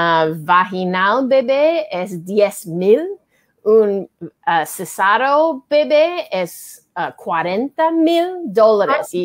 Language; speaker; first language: Spanish; non-native, learner; English